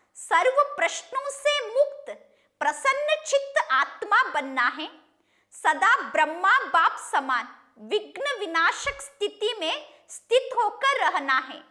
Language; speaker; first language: Hindi; non-native, local second language; Kannada